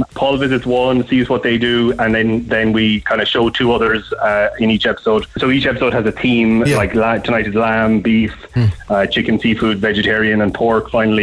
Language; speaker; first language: English; native; English